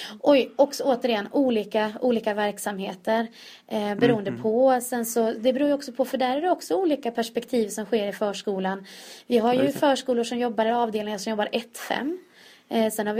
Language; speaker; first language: Swedish; native; Swedish